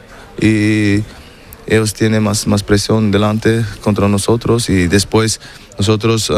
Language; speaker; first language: Spanish; non-native, learner; German